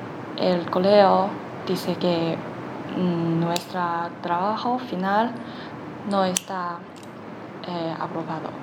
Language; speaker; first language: Spanish; non-native, learner; Chinese